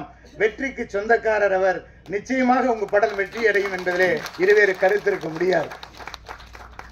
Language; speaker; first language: Tamil; native; Tamil